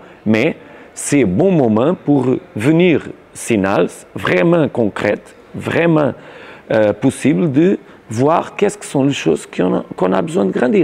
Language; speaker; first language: French; non-native, learner; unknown